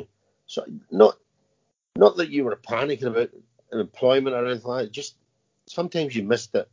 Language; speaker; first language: English; native; English